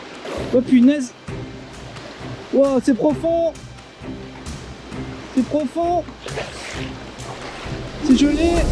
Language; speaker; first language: French; native; French